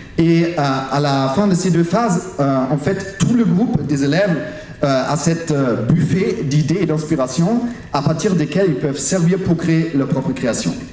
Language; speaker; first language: French; non-native, fluent; German